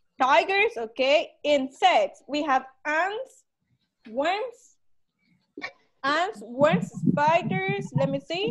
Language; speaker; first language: English; non-native, learner; Spanish